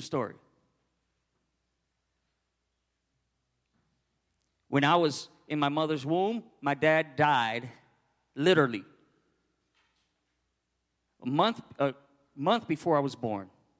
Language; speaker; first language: English; native; English